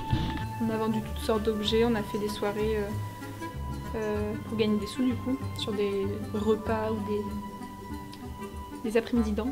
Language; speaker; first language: French; native; French